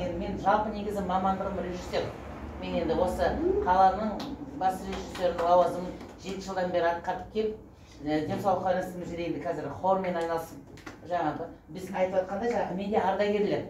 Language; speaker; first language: Kazakh; native; Kazakh